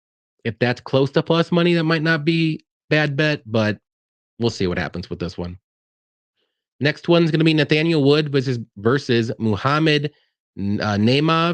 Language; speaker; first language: English; native; English